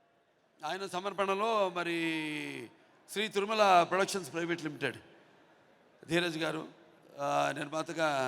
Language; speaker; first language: Telugu; native; Telugu